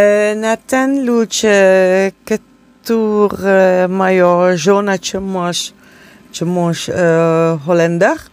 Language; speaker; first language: Polish; non-native, learner; Dutch